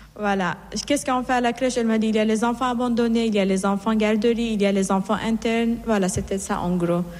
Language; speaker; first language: French; non-native, learner; Persian